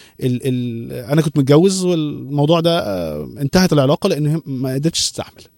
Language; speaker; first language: Arabic; early bilingual, heritage; Arabic